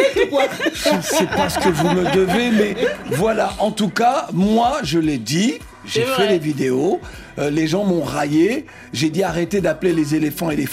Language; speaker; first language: French; native; French